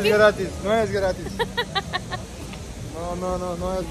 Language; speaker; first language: Spanish; non-native, learner; Turkish